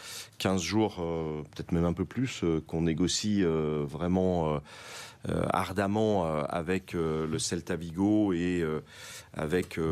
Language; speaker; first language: French; native; French